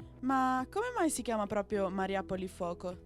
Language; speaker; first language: Italian; native; Italian